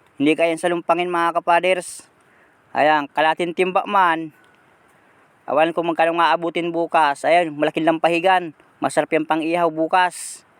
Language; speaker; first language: Filipino; native; Filipino